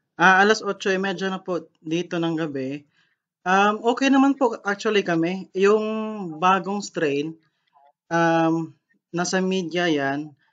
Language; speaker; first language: Filipino; non-native, local second language; Cebuano